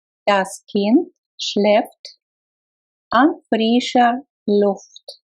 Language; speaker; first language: German; non-native, fluent; Russian